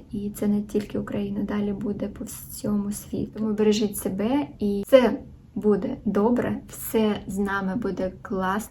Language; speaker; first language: Ukrainian; non-native, local second language; Russian